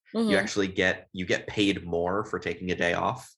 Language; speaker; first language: English; native; English